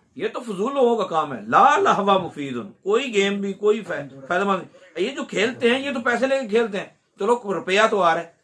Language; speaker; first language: Urdu; non-native, local second language; Punjabi